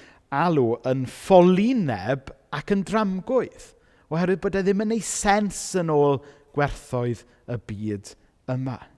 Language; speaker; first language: Welsh; native; Welsh